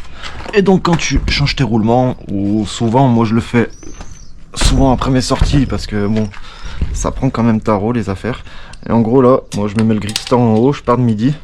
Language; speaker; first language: French; native; French